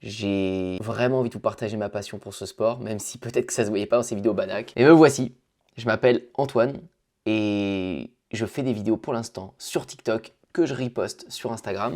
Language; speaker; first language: French; native; French